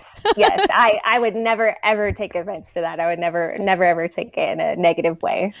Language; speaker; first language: English; native; English